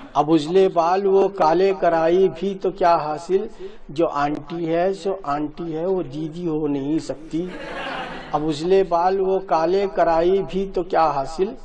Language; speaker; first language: Urdu; native; Urdu